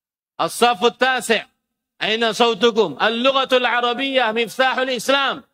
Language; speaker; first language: Arabic; non-native, fluent; Indonesian